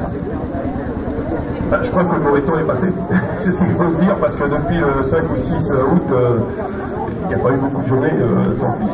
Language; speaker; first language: French; native; French